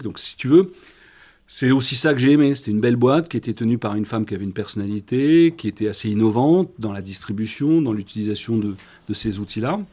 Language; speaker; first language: French; native; French